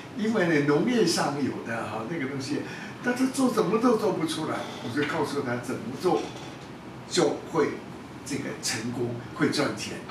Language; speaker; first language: Chinese; non-native, local second language; Hakka Chinese